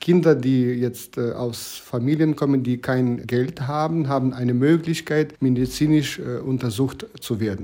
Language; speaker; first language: German; non-native, fluent; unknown